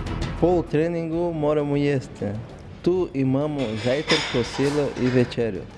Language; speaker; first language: Slovenian; non-native, learner; Portuguese